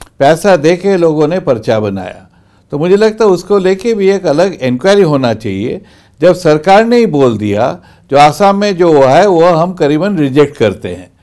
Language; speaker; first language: Hindi; non-native, local second language; Bangla